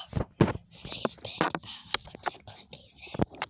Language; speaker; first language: English; native; English